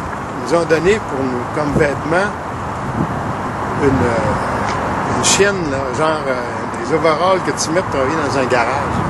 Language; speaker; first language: French; native; French